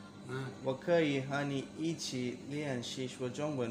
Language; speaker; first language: Chinese; non-native, learner; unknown